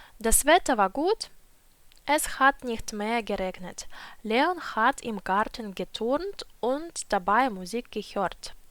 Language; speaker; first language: German; non-native, fluent; Ukrainian